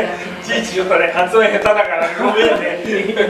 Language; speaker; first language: Japanese; native; Japanese